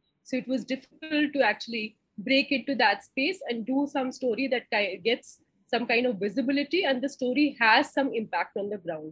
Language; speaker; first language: English; non-native, local second language; Hindi